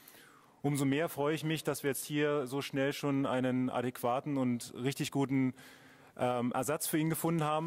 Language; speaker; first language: German; native; German